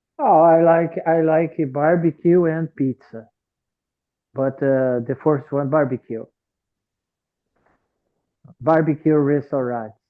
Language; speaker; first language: English; non-native, learner; Portuguese